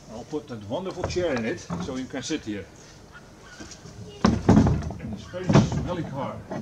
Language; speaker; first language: English; non-native, learner; Dutch